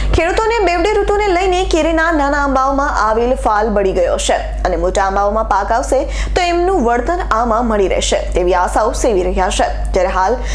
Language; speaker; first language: Gujarati; native; Gujarati